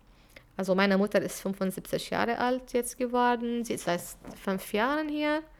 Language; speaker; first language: German; non-native, fluent; Arabic